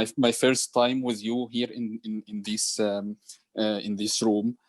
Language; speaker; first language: English; non-native, learner; Arabic